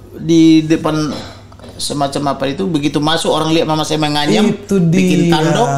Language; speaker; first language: Indonesian; non-native, local second language; Batak Toba